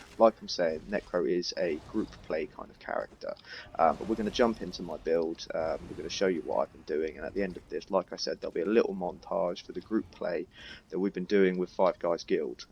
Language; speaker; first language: English; native; English